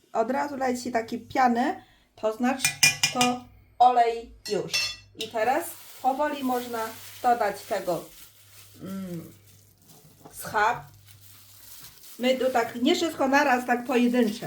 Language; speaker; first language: Polish; non-native, learner; Chinese